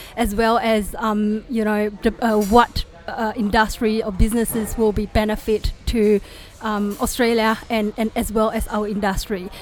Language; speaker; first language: English; non-native, fluent; Indonesian